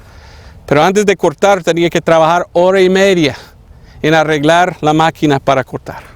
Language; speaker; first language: Spanish; non-native, fluent; English